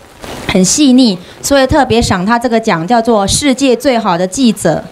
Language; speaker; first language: Chinese; native; Chinese